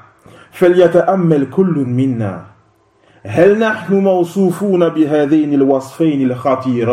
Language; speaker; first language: Arabic; non-native, fluent; French